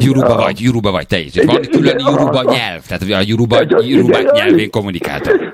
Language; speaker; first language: Hungarian; native; Hungarian